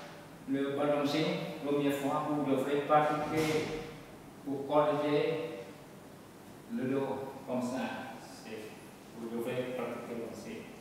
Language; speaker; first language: French; non-native, learner; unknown